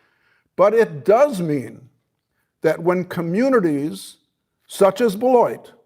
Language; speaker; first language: English; native; English